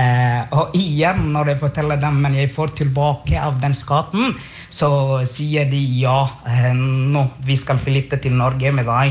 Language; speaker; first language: Norwegian; non-native, fluent; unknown